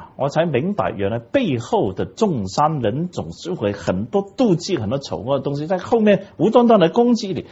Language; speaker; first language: Chinese; non-native, local second language; Cantonese